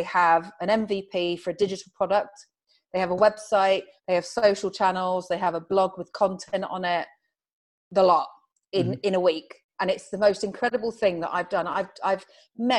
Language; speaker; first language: English; native; English